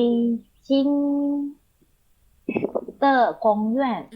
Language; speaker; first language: Chinese; non-native, learner; Indonesian